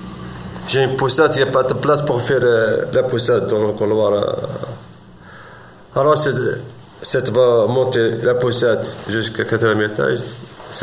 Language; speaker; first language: French; non-native, learner; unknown